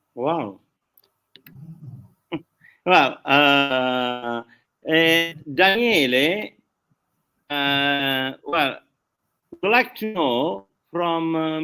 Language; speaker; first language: English; non-native, learner; Italian